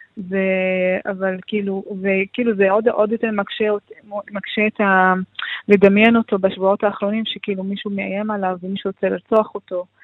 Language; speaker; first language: Hebrew; non-native, local second language; Arabic